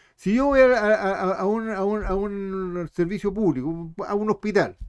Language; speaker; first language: Spanish; native; Spanish